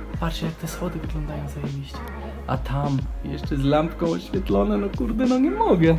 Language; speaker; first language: Polish; early bilingual, heritage; Polish